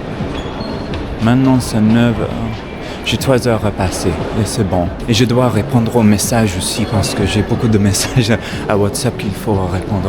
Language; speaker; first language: French; non-native, fluent; English